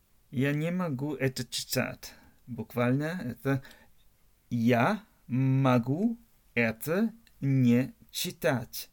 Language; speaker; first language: Russian; non-native, learner; German